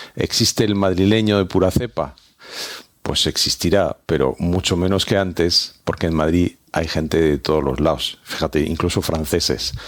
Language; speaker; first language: Spanish; non-native, fluent; French